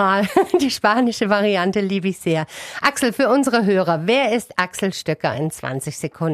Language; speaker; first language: German; native; German